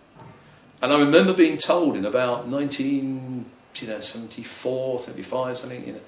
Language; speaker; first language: English; native; English